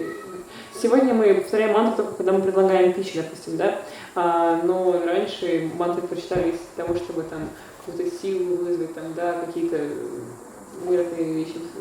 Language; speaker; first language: Russian; native; Russian